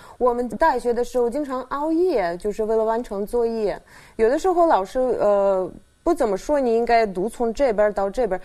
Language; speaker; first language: Chinese; non-native, fluent; Russian